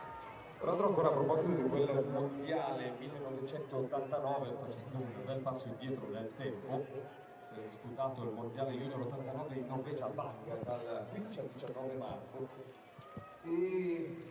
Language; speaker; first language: Italian; native; Italian